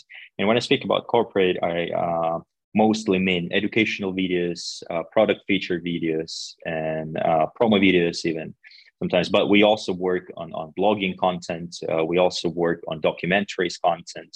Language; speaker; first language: English; non-native, fluent; Russian